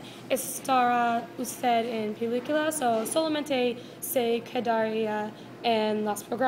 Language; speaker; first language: Spanish; non-native, learner; English